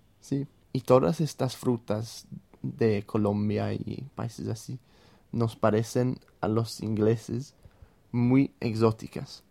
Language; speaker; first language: Spanish; non-native, fluent; English